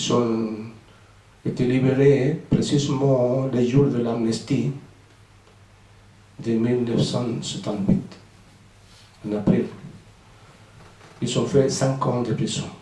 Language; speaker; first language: French; non-native, fluent; Spanish